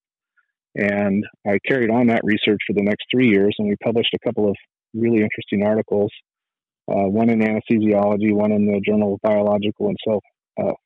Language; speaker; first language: English; native; English